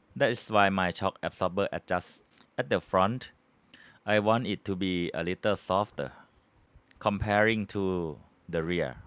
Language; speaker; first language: English; non-native, fluent; Thai